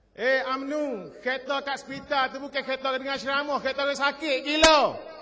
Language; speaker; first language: Malay; native; Malay